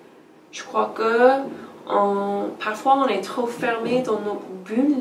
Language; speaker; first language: French; non-native, fluent; English